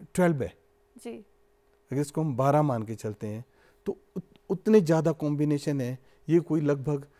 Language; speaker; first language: Hindi; native; Hindi